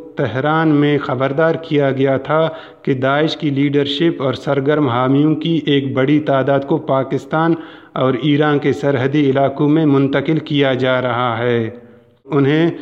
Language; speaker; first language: Urdu; non-native, local second language; Baluchi